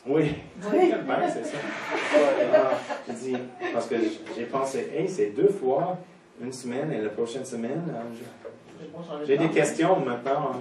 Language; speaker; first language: French; non-native, fluent; English